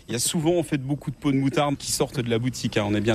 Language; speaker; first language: French; native; French